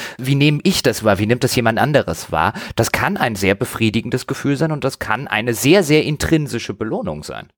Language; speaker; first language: German; native; German